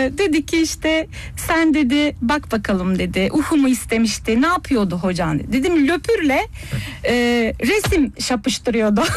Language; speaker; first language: Turkish; early bilingual, heritage; Turkish